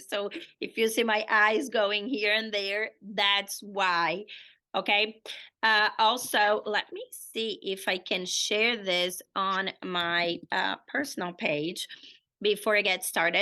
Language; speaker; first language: English; non-native, fluent; Portuguese